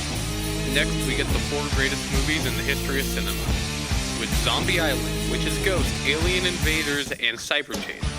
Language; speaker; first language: English; native; English